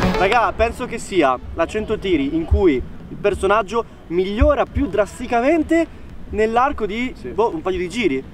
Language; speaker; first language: Italian; native; Italian